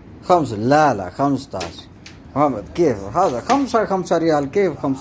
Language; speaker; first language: Arabic; non-native, learner; Urdu